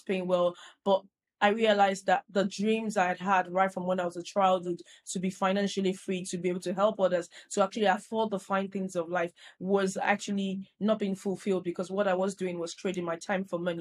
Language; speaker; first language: English; non-native, local second language; Yoruba